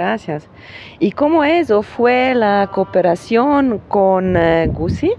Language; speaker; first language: Spanish; non-native, learner; German